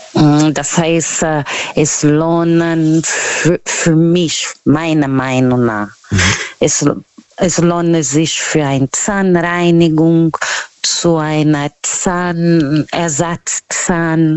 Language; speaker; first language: German; non-native, learner; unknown